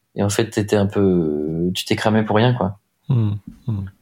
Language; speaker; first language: French; native; French